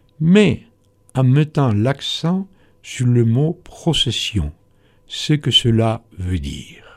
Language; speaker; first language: French; non-native, fluent; Spanish